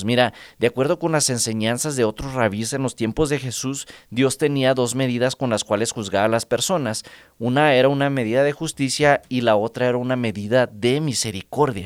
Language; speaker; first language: Spanish; native; Spanish